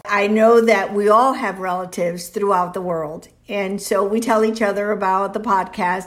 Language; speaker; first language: English; early bilingual, other home language; Spanish